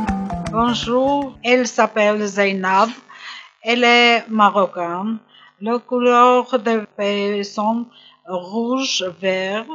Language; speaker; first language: French; non-native, learner; Arabic